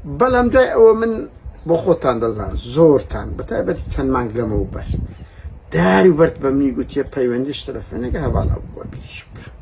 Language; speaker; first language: Central Kurdish; native; Central Kurdish